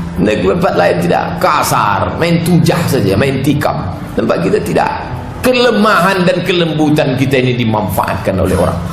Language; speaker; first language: Malay; native; Malay